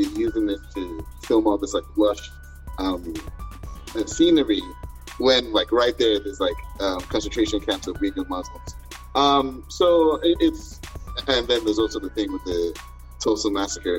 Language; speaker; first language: English; non-native, local second language; Yoruba